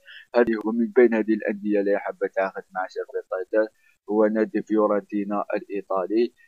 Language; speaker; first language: Arabic; native; Arabic